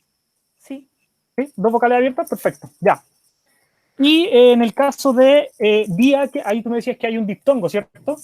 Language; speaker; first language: Spanish; native; Spanish